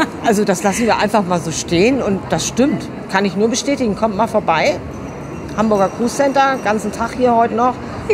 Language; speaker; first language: German; native; German